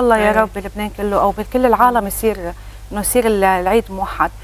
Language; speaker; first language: Arabic; native; Arabic